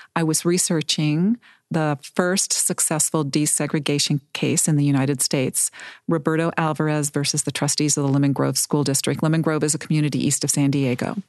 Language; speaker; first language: English; native; English